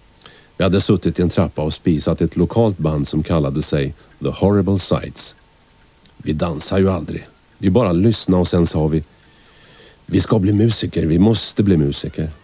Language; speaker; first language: Swedish; native; Swedish